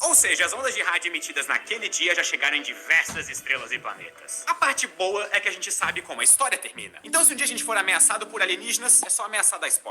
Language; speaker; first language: Portuguese; native; Portuguese